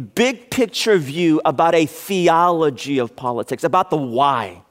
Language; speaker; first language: English; native; English